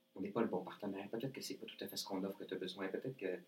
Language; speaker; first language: French; native; French